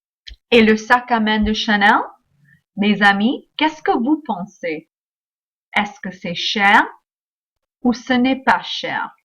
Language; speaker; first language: French; non-native, fluent; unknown